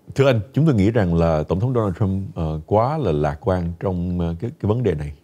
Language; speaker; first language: Vietnamese; early bilingual, heritage; Vietnamese